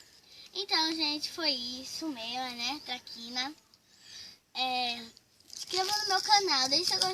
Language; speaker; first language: Portuguese; native; Portuguese